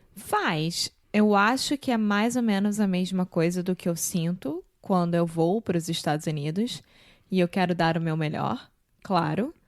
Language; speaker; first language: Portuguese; native; Portuguese